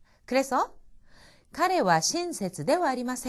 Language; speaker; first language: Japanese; non-native, fluent; Korean